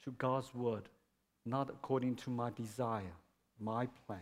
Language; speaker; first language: English; non-native, fluent; Chinese